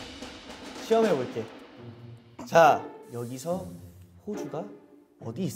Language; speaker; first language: Korean; early bilingual, heritage; Korean